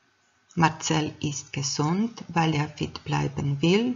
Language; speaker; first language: German; non-native, fluent; Croatian